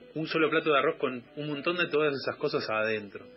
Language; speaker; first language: Spanish; native; Spanish